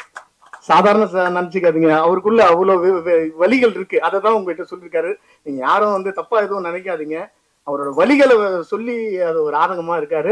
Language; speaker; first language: Tamil; native; Tamil